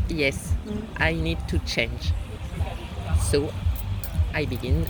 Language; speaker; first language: English; non-native, learner; French